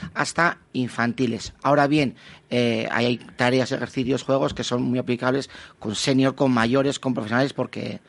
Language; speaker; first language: Spanish; native; Spanish